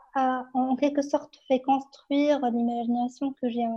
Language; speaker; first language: French; non-native, local second language; Arabic